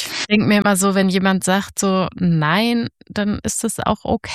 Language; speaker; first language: German; native; German